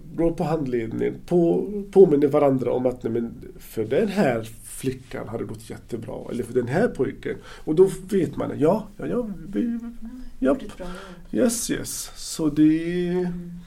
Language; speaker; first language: Swedish; non-native, fluent; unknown